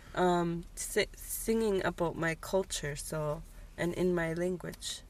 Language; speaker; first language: English; non-native, fluent; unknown